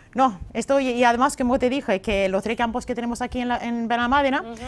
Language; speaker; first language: Spanish; non-native, fluent; Swedish